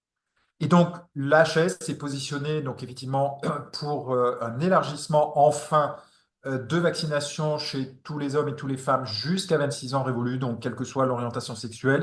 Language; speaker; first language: French; native; French